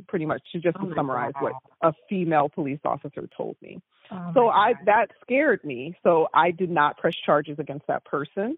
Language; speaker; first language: English; native; English